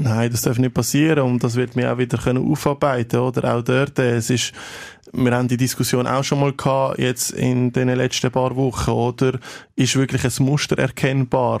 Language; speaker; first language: German; native; German